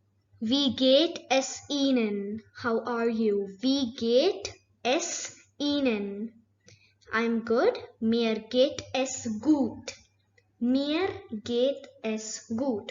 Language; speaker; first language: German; non-native, fluent; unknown